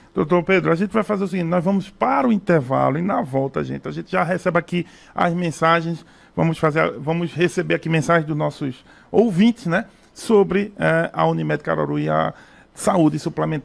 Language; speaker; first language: Portuguese; native; Portuguese